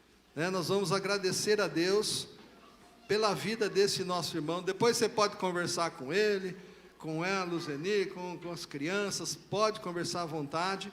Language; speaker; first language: Portuguese; native; Portuguese